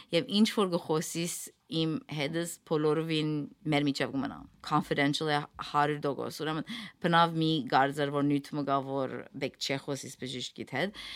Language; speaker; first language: Armenian; early bilingual, heritage; Armenian